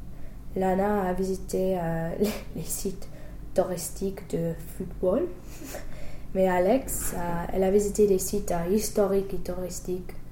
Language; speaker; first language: French; non-native, fluent; English